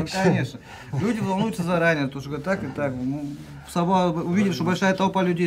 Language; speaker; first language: Russian; native; Russian